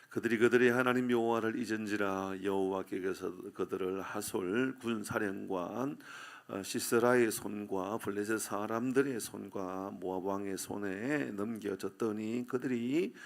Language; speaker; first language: Korean; native; Korean